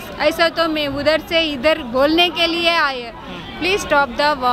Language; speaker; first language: Hindi; non-native, local second language; Telugu